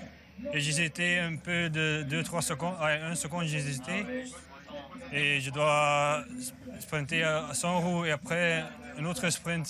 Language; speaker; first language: French; non-native, learner; Dutch